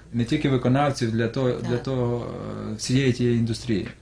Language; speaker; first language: Ukrainian; native; Ukrainian